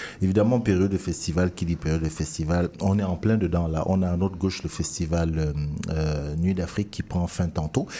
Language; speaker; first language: French; native; French